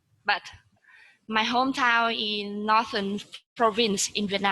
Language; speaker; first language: English; non-native, learner; Vietnamese